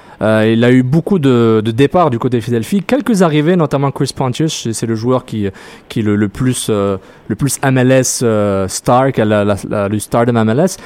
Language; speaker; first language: French; native; French